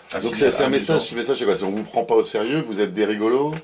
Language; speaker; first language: French; native; French